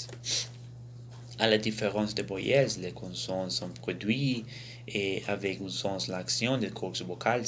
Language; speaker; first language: French; non-native, learner; Spanish